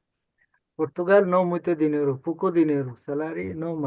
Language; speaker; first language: Portuguese; non-native, learner; Bangla